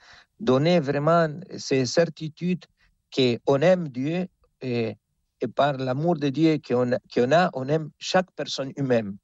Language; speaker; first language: French; non-native, fluent; Spanish